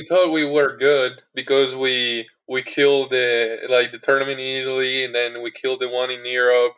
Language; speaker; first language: English; non-native, fluent; Italian